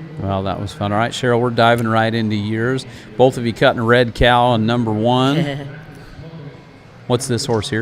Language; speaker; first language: English; native; English